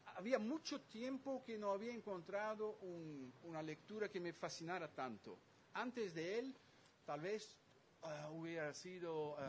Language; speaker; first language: Spanish; non-native, fluent; Dutch